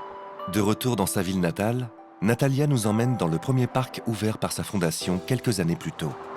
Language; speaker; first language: French; native; French